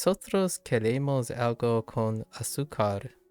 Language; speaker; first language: Spanish; non-native, learner; English